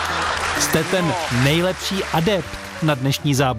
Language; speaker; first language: Czech; native; Czech